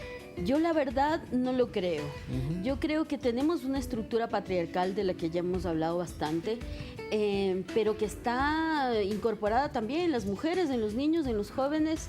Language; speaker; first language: Spanish; native; Spanish